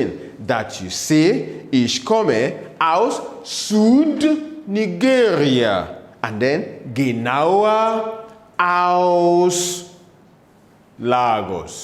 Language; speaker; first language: German; non-native, fluent; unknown